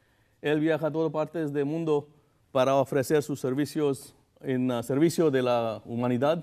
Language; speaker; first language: Spanish; non-native, fluent; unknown